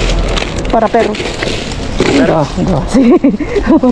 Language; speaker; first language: Spanish; non-native, learner; Filipino